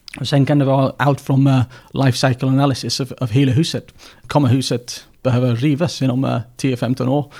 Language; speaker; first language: Swedish; non-native, fluent; English